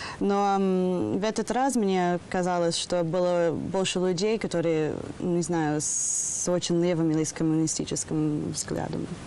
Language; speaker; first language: Russian; non-native, fluent; English